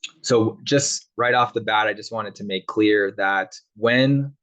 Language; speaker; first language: English; native; English